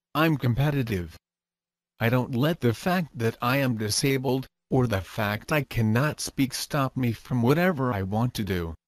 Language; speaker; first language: English; native; English